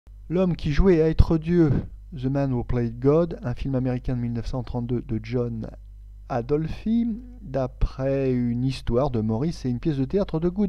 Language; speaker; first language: French; native; French